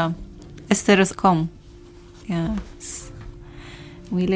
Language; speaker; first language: Dutch; non-native, learner; Persian